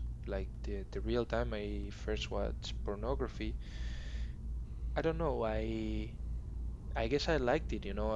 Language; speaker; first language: English; non-native, fluent; Spanish